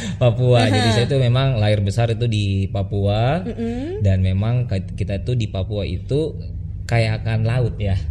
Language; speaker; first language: Indonesian; native; Indonesian